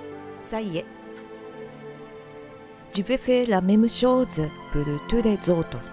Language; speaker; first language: French; non-native, learner; Japanese